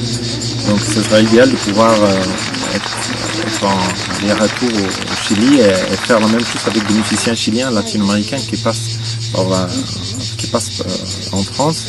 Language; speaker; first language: French; non-native, fluent; Spanish